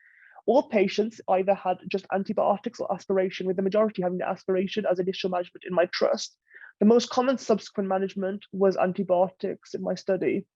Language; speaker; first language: English; native; English